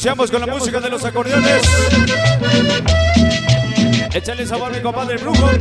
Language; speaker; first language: Spanish; native; Spanish